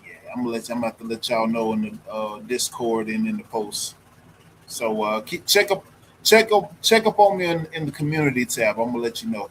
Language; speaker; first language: English; native; English